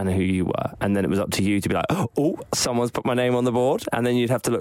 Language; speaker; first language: English; native; English